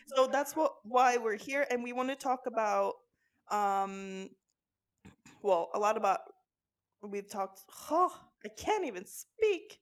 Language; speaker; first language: English; non-native, fluent; Norwegian